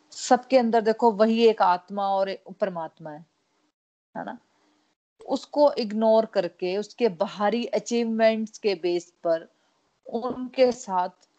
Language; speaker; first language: Hindi; non-native, local second language; Punjabi